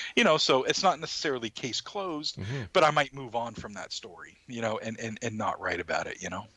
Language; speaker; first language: English; native; English